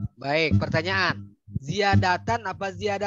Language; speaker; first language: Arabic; non-native, fluent; Indonesian